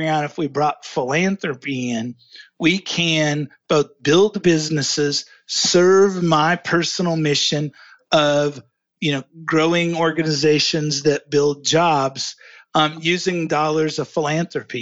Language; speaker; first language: English; native; English